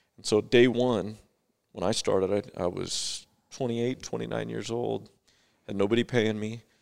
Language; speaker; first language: English; native; English